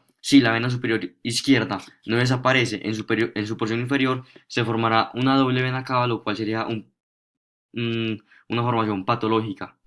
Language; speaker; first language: Spanish; native; Spanish